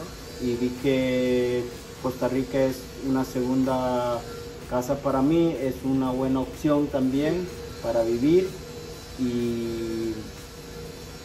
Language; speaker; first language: Spanish; non-native, local second language; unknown